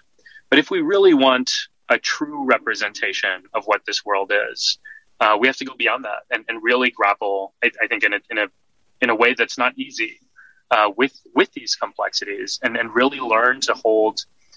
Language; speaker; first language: English; native; English